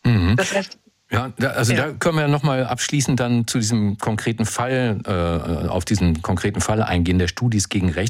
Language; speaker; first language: German; native; German